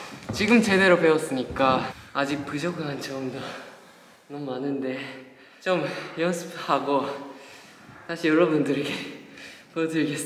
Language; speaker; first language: Korean; non-native, fluent; Japanese